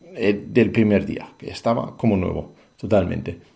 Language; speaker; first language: Spanish; non-native, fluent; Danish